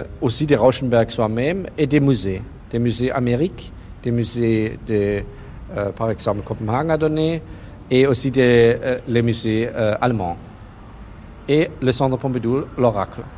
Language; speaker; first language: French; non-native, learner; German